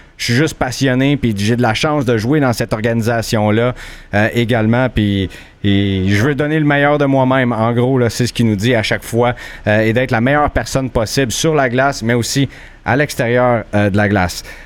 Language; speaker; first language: French; native; French